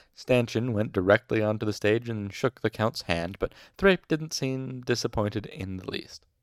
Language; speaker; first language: English; native; English